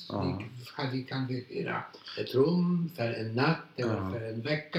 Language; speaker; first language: Swedish; non-native, fluent; Polish